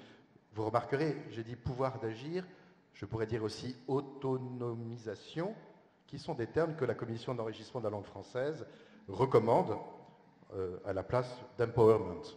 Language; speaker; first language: French; native; French